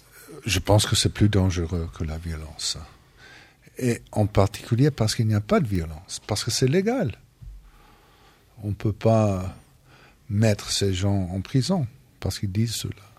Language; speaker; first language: French; non-native, fluent; English